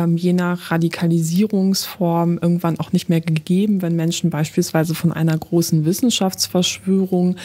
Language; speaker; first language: German; non-native, fluent; Polish